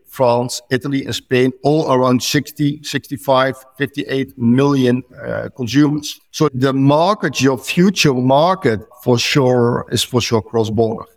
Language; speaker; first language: English; non-native, fluent; Dutch